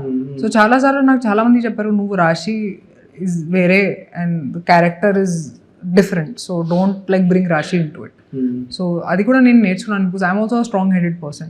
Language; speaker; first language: Telugu; non-native, fluent; Hindi